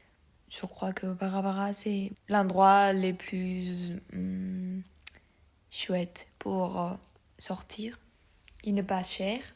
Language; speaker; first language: French; non-native, learner; Spanish